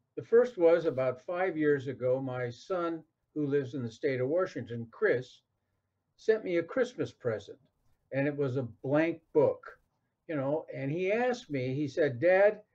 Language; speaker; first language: English; native; English